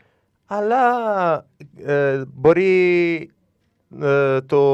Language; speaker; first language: Greek; non-native, learner; Italian